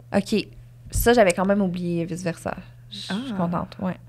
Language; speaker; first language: French; native; French